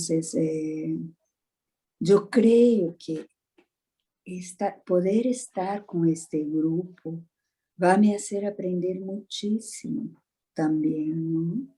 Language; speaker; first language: Spanish; non-native, fluent; Portuguese